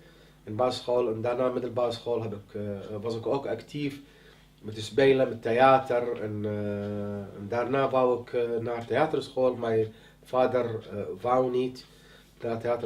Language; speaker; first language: Dutch; non-native, learner; Arabic